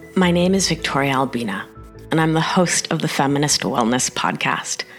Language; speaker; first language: English; early bilingual, other home language; Spanish